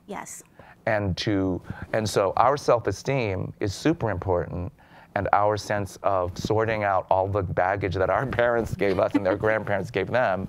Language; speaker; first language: English; native; English